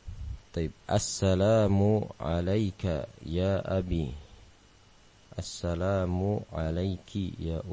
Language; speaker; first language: Arabic; non-native, fluent; Indonesian